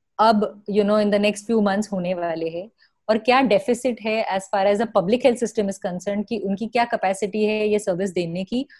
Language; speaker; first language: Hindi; non-native, local second language; Marathi